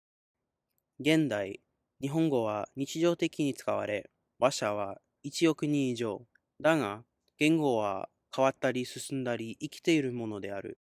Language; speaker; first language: Japanese; non-native, learner; English